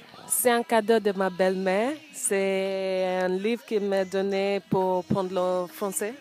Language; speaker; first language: French; non-native, learner; English